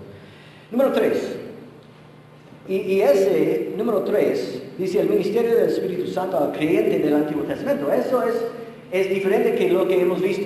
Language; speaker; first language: Spanish; non-native, fluent; English